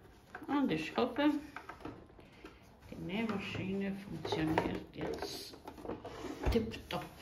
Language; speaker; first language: German; non-native, fluent; Croatian